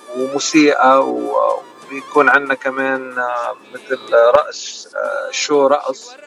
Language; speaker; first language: Arabic; native; Arabic